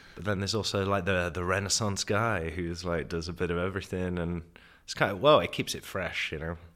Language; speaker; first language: English; native; English